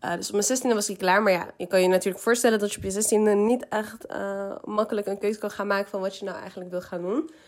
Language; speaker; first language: Dutch; early bilingual, other home language; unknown